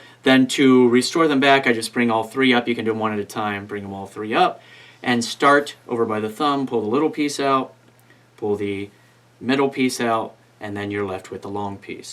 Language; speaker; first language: English; native; English